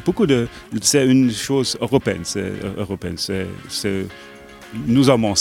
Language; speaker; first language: French; non-native, learner; German